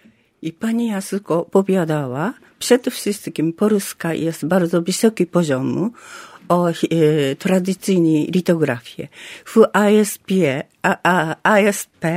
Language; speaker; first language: Polish; non-native, learner; Japanese